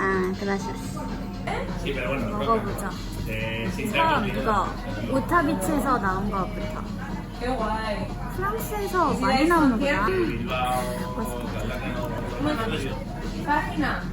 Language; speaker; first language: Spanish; non-native, learner; Korean